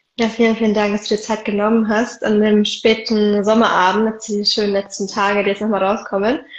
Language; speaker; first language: German; early bilingual, other home language; Arabic